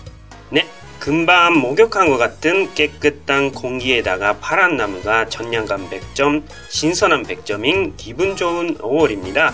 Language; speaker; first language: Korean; non-native, fluent; Japanese